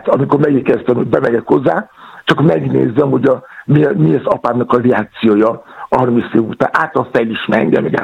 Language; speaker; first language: Hungarian; non-native, learner; Yoruba